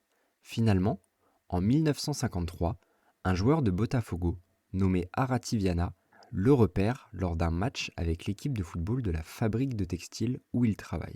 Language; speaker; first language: French; native; French